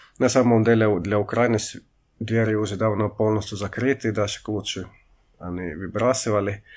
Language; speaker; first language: Russian; non-native, fluent; Finnish